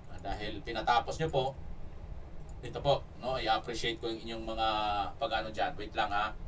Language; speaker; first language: Filipino; non-native, local second language; Cebuano